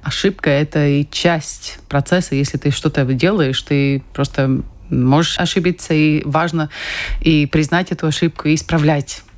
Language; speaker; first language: Russian; non-native, fluent; Latvian